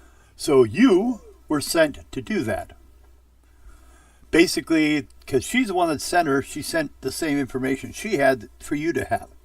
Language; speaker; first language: English; native; English